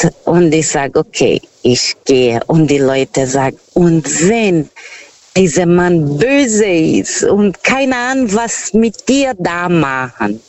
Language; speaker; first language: German; non-native, fluent; Portuguese